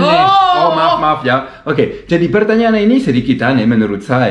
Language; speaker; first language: Indonesian; non-native, learner; French